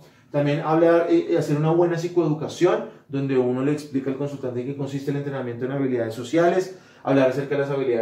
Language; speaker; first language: Spanish; native; Spanish